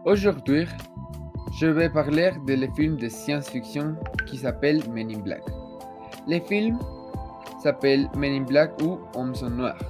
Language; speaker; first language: French; non-native, learner; Spanish